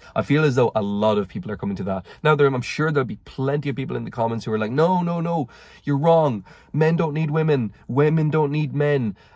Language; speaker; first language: English; native; English